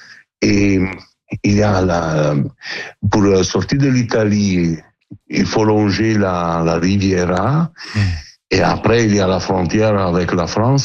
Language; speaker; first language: French; non-native, learner; Italian